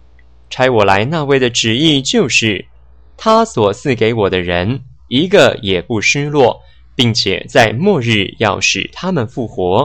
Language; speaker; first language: Chinese; native; Chinese